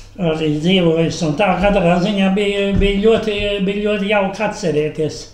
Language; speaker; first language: Latvian; native; Latvian